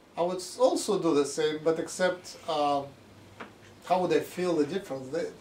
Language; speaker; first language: English; non-native, fluent; Russian